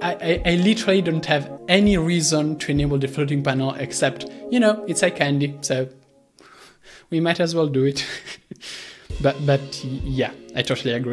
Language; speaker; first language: English; non-native, fluent; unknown